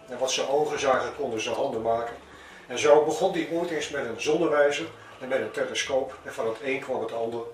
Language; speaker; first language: Dutch; native; Dutch